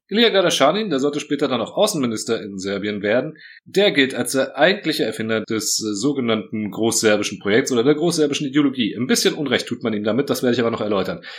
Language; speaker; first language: German; early bilingual, other home language; Croatian